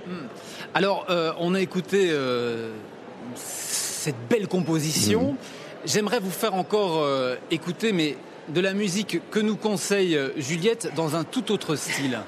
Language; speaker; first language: French; native; French